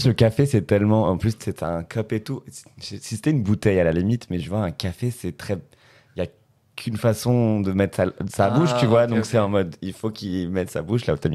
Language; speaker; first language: French; native; French